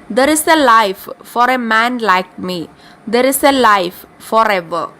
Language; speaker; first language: English; non-native, local second language; Malayalam